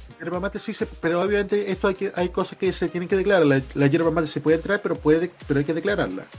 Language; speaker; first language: Spanish; native; Spanish